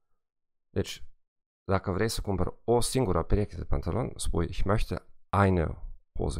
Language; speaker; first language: Romanian; non-native, fluent; German